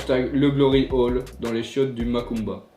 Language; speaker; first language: French; native; French